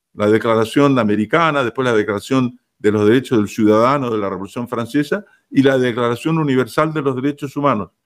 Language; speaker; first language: Spanish; native; Spanish